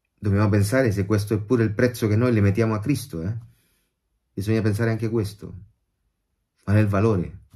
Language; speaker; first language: Italian; non-native, fluent; Spanish